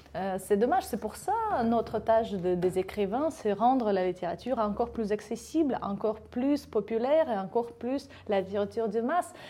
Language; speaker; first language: French; non-native, fluent; Russian